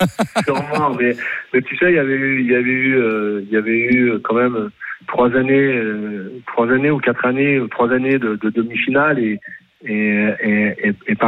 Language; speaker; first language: French; native; French